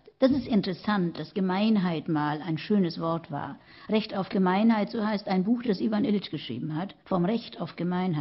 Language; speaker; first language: German; native; German